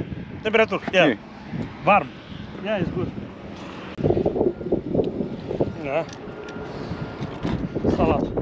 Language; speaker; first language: German; non-native, learner; Russian